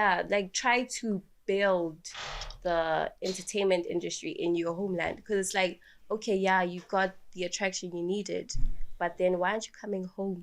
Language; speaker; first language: English; non-native, local second language; Swati